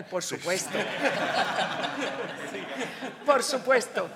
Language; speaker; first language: Spanish; native; Spanish